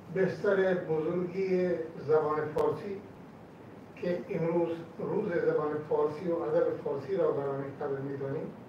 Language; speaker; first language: Persian; non-native, fluent; Hindi